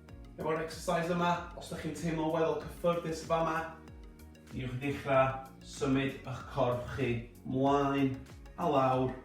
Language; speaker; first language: Welsh; native; Welsh